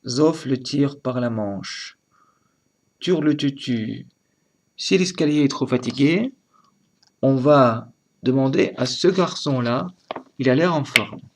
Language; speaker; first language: French; non-native, learner; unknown